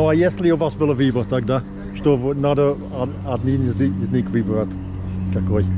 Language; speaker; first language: Russian; non-native, learner; English